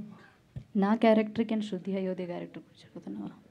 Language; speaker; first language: Telugu; non-native, learner; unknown